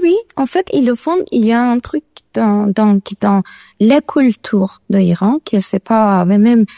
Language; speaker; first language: French; non-native, learner; Persian